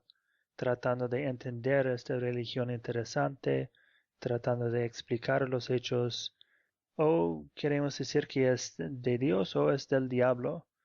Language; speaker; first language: Spanish; non-native, fluent; English